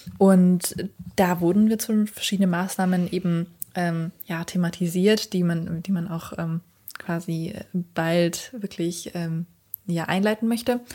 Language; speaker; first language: German; early bilingual, other home language; Kurdish